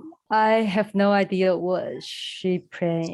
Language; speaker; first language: English; non-native, learner; Chinese